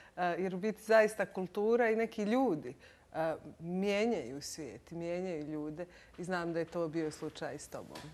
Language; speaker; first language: Bosnian; native; Bosnian